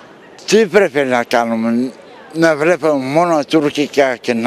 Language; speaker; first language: Greek; non-native, local second language; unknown